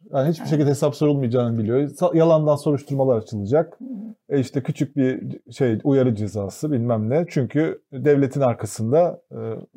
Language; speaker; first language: Turkish; native; Turkish